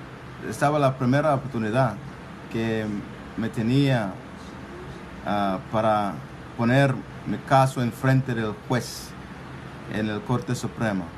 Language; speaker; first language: Spanish; non-native, local second language; English